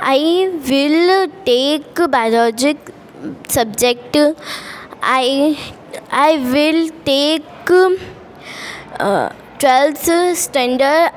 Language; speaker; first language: English; non-native, learner; Hindi